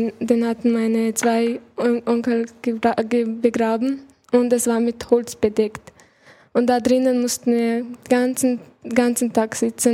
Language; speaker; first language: German; early bilingual, other home language; Chechen